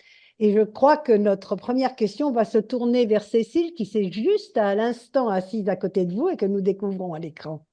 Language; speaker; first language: French; native; French